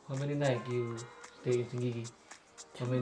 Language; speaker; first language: English; non-native, learner; Indonesian